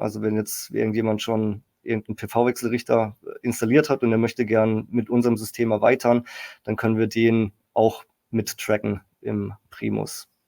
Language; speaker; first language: German; native; German